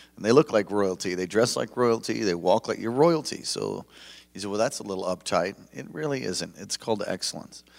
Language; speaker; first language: English; native; English